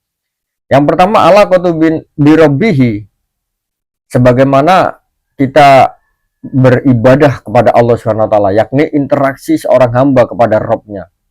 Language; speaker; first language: Indonesian; native; Indonesian